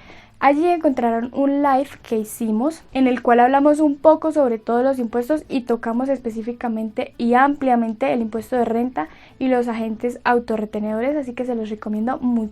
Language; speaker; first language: Spanish; native; Spanish